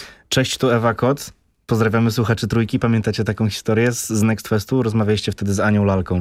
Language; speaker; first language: Polish; native; Polish